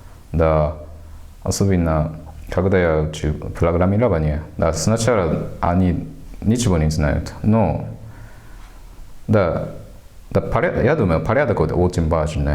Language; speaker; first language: Russian; non-native, learner; Japanese